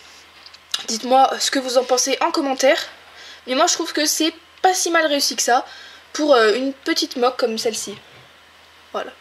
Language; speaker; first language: French; native; French